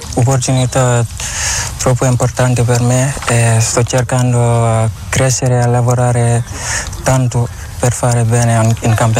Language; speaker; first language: Italian; non-native, fluent; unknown